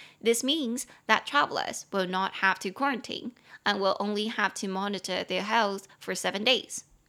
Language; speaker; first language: English; non-native, fluent; Chinese